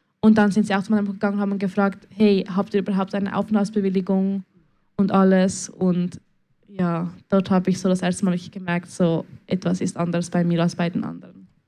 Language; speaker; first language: German; early bilingual, other home language; Spanish